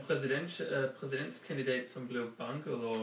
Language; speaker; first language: Danish; non-native, fluent; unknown